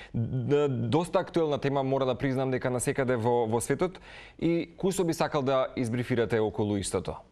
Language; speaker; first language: Macedonian; native; Macedonian